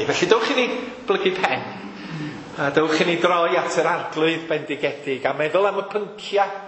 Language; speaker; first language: Welsh; native; Welsh